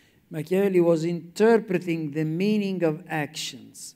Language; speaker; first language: English; non-native, fluent; Italian